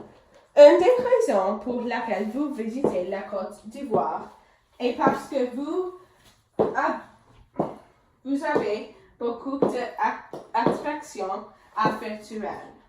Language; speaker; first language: French; non-native, learner; English